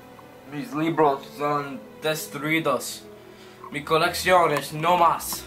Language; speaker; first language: Spanish; non-native, learner; English